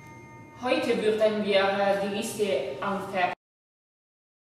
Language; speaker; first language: German; non-native, learner; Italian